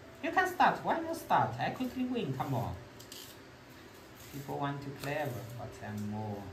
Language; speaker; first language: English; non-native, learner; Chinese